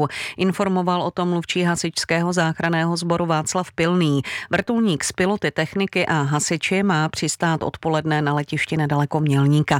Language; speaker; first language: Czech; native; Czech